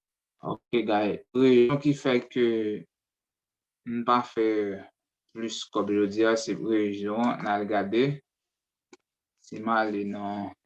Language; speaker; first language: French; non-native, learner; Haitian Creole